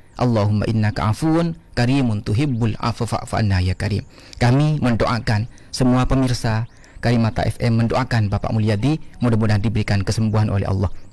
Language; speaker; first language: Indonesian; non-native, local second language; Madurese